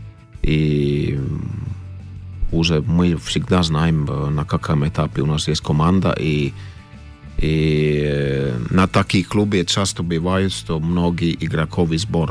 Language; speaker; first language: Russian; non-native, fluent; Finnish